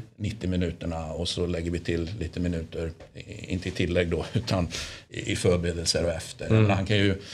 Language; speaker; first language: Swedish; native; Swedish